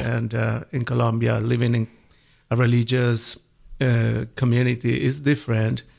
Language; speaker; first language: English; non-native, fluent; Spanish